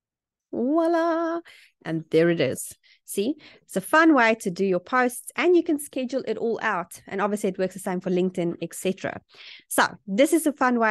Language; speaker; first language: English; native; English